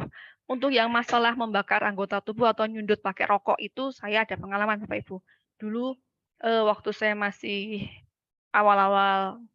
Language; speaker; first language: Malay; native; Malay